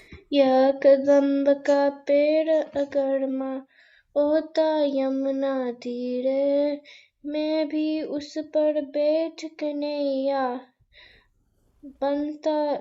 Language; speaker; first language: Hindi; non-native, learner; English